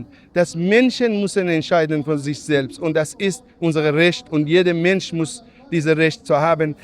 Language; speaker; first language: German; non-native, learner; Persian